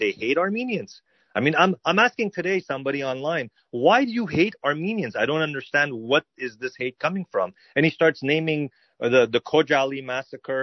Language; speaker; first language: English; native; English